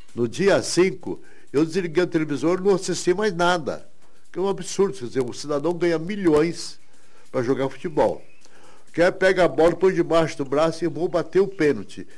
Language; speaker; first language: Portuguese; native; Portuguese